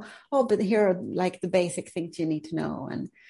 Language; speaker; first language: English; non-native, fluent; Swedish